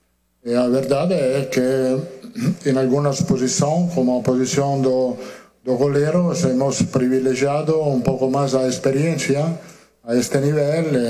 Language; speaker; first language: Portuguese; non-native, learner; Italian